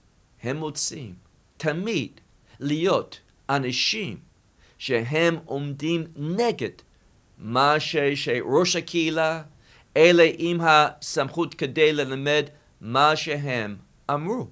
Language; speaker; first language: Hebrew; non-native, fluent; English